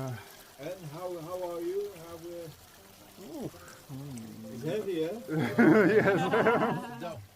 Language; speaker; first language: English; non-native, learner; Arabic